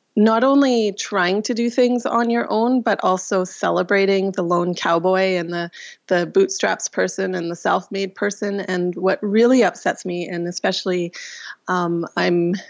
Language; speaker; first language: English; non-native, fluent; Russian